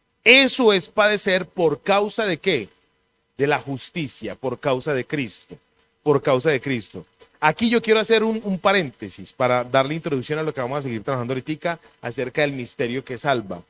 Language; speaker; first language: Spanish; native; Spanish